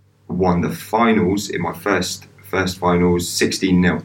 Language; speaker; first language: English; native; English